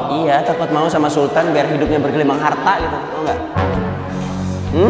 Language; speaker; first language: Indonesian; native; Indonesian